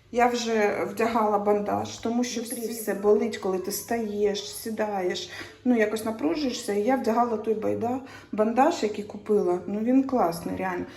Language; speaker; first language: Ukrainian; native; Ukrainian